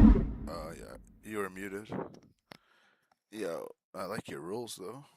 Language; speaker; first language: English; native; English